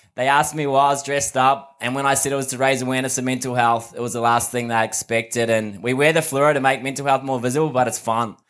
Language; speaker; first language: English; native; English